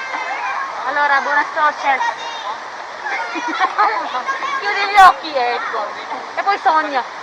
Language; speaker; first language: Italian; non-native, learner; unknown